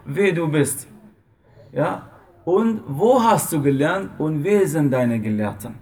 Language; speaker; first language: German; non-native, fluent; Arabic